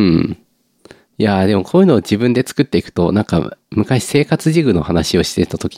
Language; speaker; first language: Japanese; native; Japanese